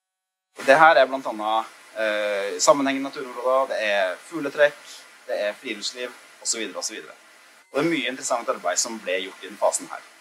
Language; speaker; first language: Norwegian; native; Norwegian